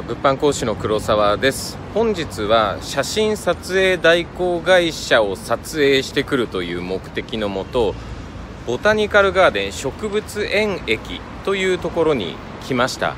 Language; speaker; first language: Japanese; native; Japanese